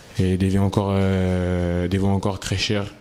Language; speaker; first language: Italian; non-native, learner; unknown